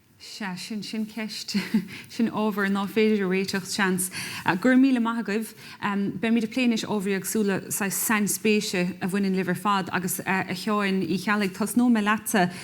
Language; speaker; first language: Irish; native; Irish